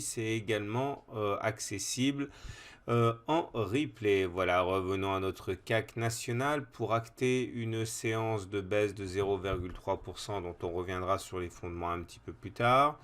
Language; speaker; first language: French; native; French